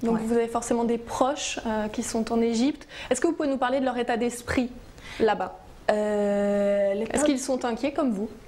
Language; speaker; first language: French; native; French